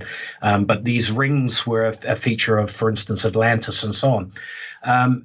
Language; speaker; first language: English; native; English